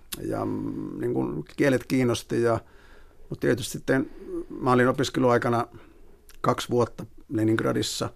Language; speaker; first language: Finnish; native; Finnish